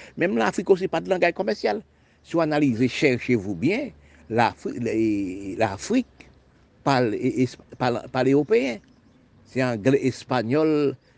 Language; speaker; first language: French; non-native, local second language; Haitian Creole